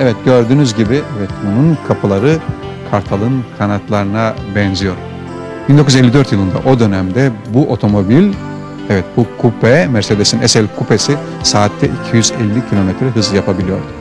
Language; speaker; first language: Turkish; native; Turkish